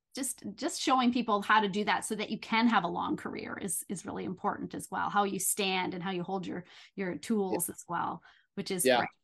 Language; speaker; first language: English; native; English